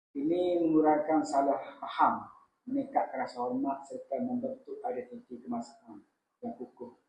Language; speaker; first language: Malay; native; Malay